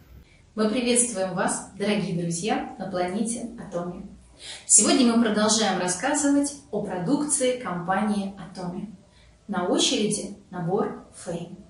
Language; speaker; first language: Russian; native; Russian